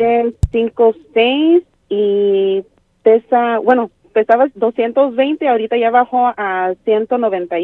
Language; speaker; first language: Spanish; early bilingual, other home language; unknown